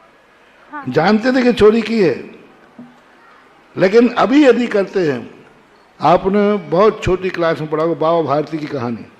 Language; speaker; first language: Hindi; native; Hindi